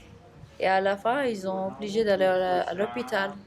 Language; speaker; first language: French; non-native, fluent; Persian